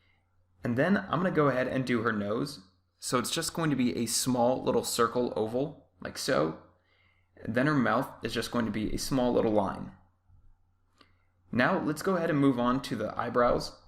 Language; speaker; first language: English; native; English